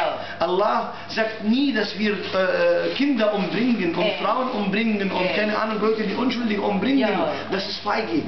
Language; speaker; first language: German; non-native, learner; Arabic